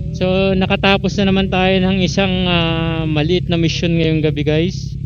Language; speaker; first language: Filipino; native; Filipino